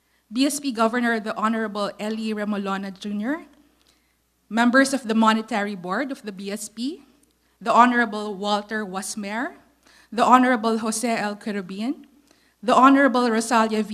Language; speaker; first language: English; non-native, local second language; Filipino